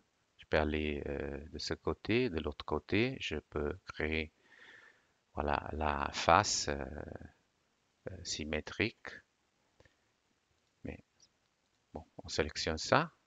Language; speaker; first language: French; non-native, fluent; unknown